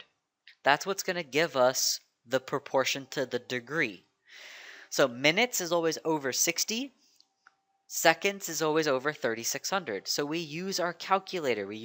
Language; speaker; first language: English; native; English